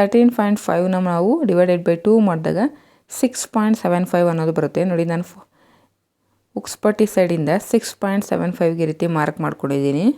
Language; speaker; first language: Kannada; native; Kannada